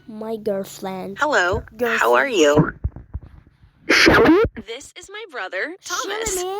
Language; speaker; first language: English; non-native, learner; Turkish